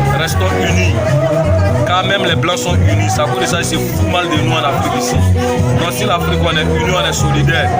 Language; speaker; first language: French; non-native, local second language; Bambara